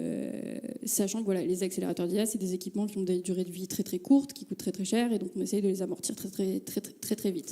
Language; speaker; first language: French; native; French